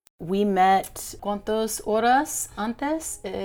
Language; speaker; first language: Spanish; non-native, learner; English